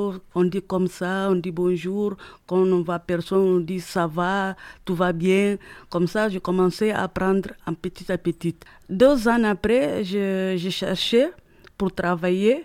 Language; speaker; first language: French; non-native, learner; Upper Guinea Crioulo